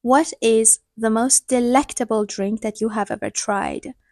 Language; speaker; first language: English; non-native, fluent; Persian